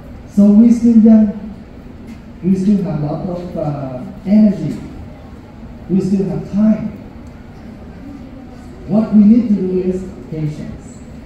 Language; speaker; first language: English; non-native, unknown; Vietnamese